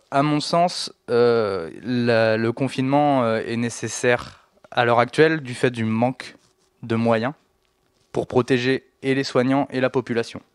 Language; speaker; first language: French; native; French